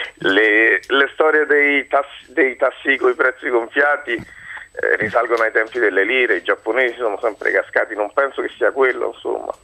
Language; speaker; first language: Italian; non-native, fluent; Japanese